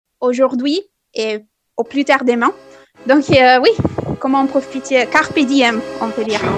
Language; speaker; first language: French; non-native, fluent; Italian